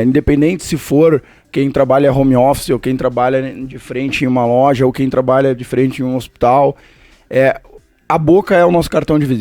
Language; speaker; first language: Portuguese; native; Portuguese